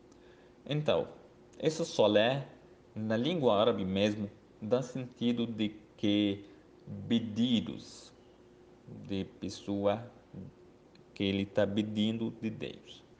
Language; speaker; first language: Portuguese; non-native, learner; Arabic